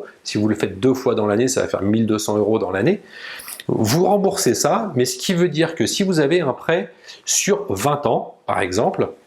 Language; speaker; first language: French; native; French